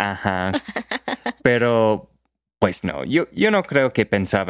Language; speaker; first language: Spanish; non-native, fluent; English